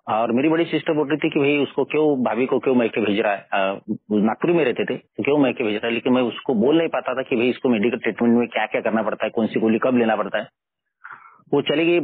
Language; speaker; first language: Hindi; non-native, local second language; Marathi